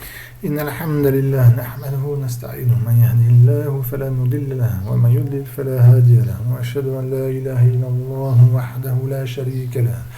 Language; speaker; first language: Arabic; non-native, fluent; French